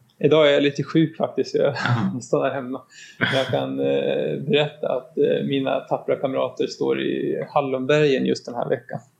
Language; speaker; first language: Swedish; native; Swedish